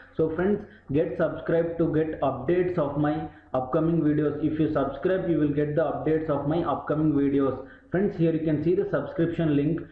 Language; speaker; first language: English; non-native, local second language; Telugu